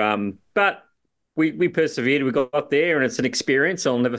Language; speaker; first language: English; native; English